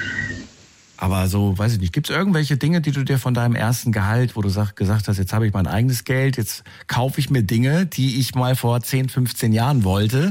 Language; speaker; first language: German; native; German